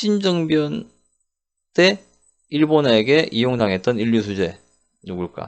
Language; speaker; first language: Korean; native; Korean